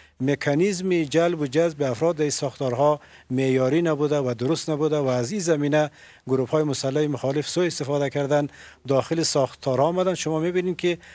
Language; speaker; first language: Persian; native; Persian